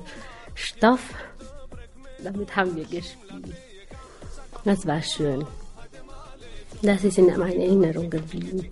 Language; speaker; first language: German; non-native, learner; Albanian